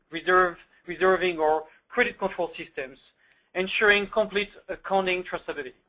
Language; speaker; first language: English; non-native, fluent; French